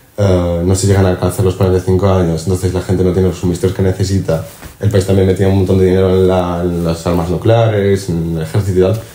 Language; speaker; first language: Spanish; non-native, fluent; Czech